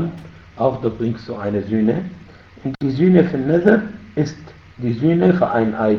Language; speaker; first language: German; non-native, fluent; Arabic